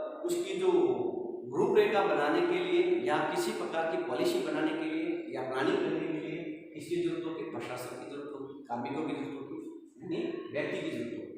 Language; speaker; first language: Hindi; native; Hindi